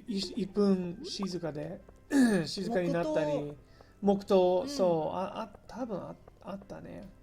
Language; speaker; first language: Japanese; non-native, fluent; English